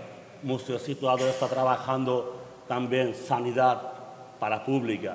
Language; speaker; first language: Spanish; non-native, learner; Bangla